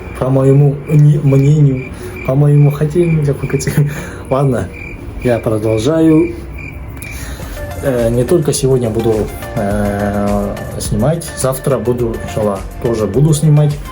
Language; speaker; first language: Russian; non-native, local second language; Kazakh